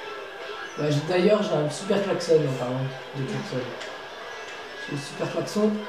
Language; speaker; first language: French; native; French